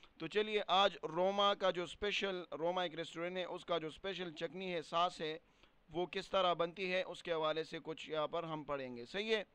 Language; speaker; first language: Urdu; non-native, local second language; Punjabi